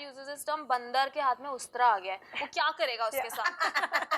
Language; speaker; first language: Hindi; native; Hindi